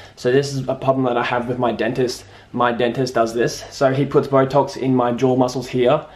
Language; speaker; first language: English; native; English